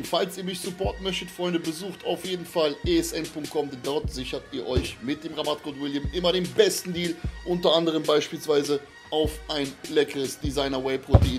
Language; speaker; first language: German; native; German